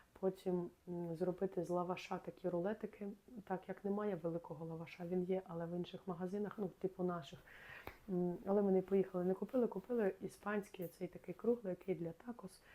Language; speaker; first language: Ukrainian; native; Ukrainian